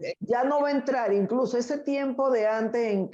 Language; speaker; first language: Spanish; native; Spanish